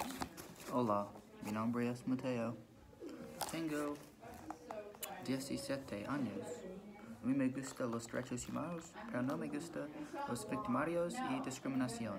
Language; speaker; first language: Spanish; non-native, learner; English